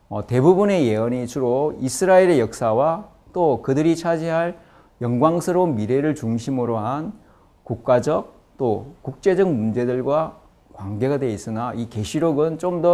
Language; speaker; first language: Korean; native; Korean